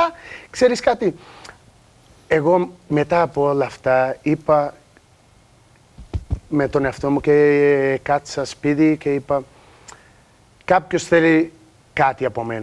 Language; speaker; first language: Greek; non-native, learner; Portuguese